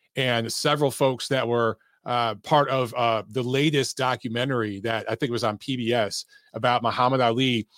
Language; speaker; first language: English; native; English